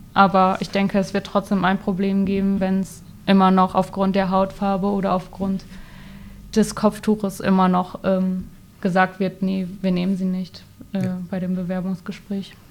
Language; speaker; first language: German; early bilingual, other home language; Malagasy